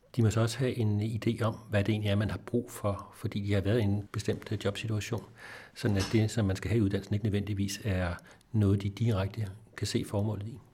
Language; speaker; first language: Danish; native; Danish